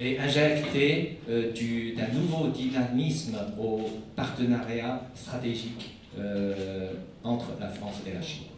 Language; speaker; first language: French; non-native, fluent; Chinese